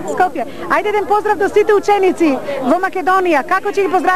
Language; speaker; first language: Macedonian; native; Macedonian